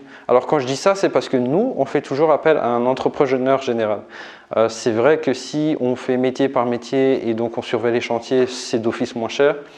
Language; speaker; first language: French; native; French